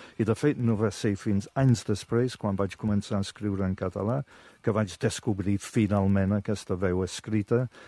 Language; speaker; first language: Catalan; non-native, fluent; English